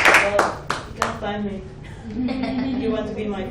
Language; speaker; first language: English; non-native, fluent; Spanish